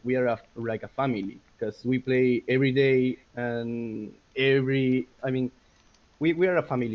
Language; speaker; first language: English; non-native, learner; Spanish